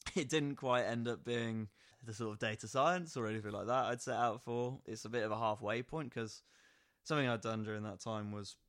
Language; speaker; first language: English; native; English